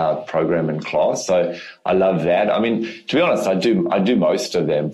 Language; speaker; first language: English; native; English